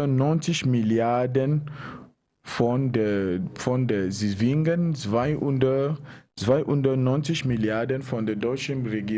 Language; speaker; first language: German; non-native, learner; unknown